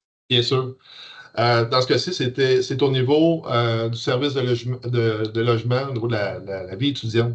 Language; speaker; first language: French; native; French